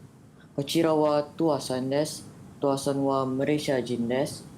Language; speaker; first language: Japanese; non-native, learner; Malay